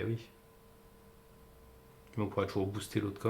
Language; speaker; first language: French; native; French